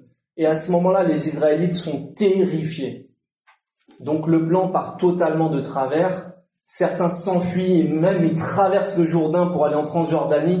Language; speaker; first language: French; native; French